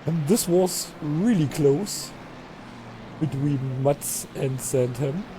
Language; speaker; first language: English; non-native, fluent; German